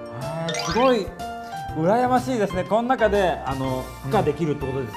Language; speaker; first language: Japanese; native; Japanese